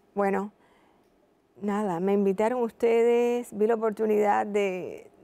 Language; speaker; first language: Spanish; native; Spanish